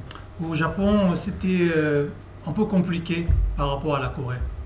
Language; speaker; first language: French; non-native, learner; Korean